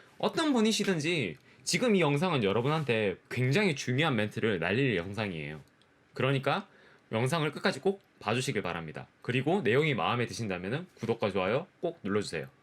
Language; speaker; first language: Korean; native; Korean